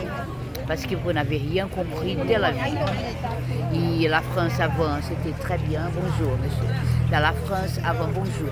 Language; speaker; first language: French; non-native, fluent; Portuguese